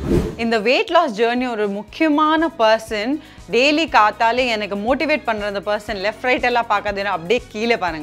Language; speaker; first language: Tamil; non-native, local second language; Assamese